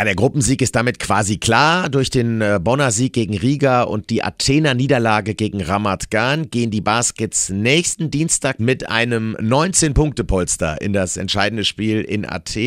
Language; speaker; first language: German; native; German